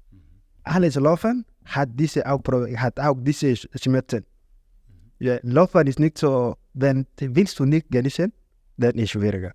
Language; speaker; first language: German; non-native, learner; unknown